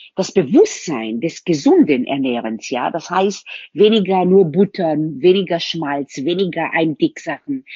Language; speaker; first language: German; non-native, fluent; Hebrew